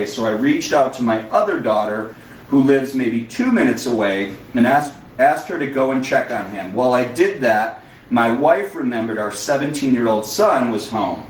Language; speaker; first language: English; native; English